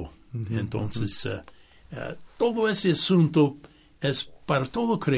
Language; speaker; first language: Spanish; non-native, fluent; English